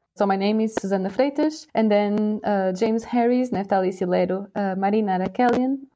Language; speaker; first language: English; non-native, fluent; Portuguese